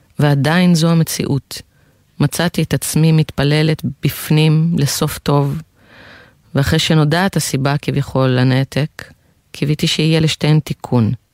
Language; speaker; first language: Hebrew; non-native, fluent; Russian